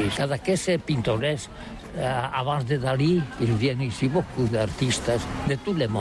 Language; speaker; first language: French; non-native, learner; Catalan